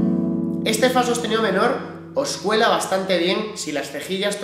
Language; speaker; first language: Spanish; native; Spanish